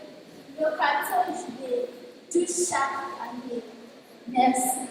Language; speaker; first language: French; non-native, learner; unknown